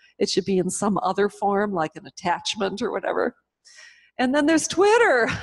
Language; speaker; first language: English; native; English